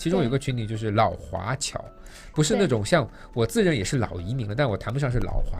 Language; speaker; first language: Chinese; native; Chinese